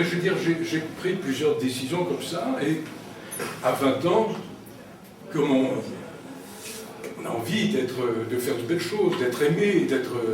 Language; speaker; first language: French; native; French